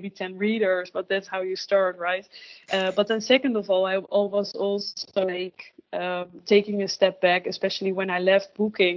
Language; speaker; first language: English; non-native, fluent; Dutch